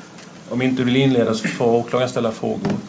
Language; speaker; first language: Swedish; native; Swedish